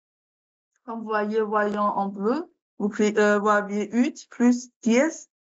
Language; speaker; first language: French; non-native, learner; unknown